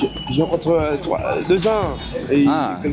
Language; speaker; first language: French; non-native, learner; Haitian Creole